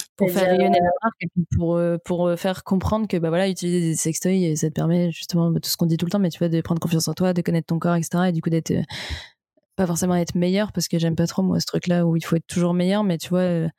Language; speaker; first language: French; native; French